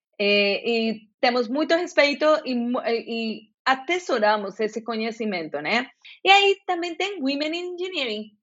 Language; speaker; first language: Portuguese; non-native, fluent; Spanish